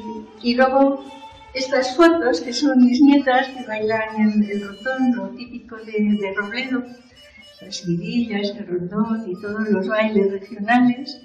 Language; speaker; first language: Spanish; native; Spanish